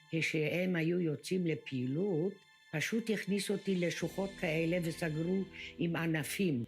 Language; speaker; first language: Hebrew; early bilingual, other home language; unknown